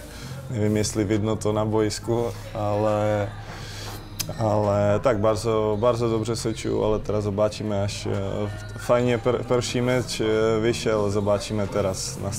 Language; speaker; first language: Polish; non-native, learner; Czech